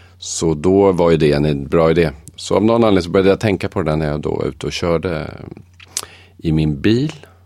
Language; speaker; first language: Swedish; native; Swedish